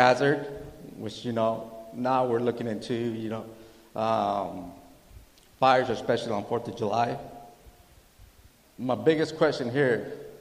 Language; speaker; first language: English; early bilingual, other home language; Spanish